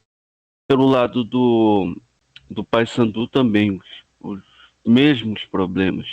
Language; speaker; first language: Portuguese; native; Portuguese